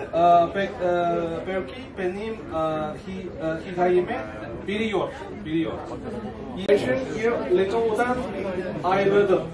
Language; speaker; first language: Turkish; non-native, learner; Chinese